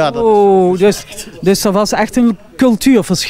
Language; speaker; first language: Dutch; native; Dutch